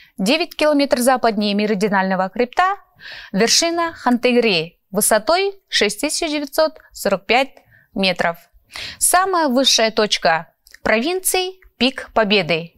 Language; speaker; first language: Russian; non-native, local second language; Kyrgyz